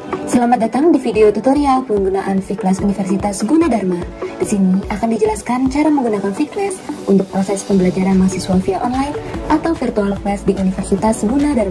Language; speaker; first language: Indonesian; native; Indonesian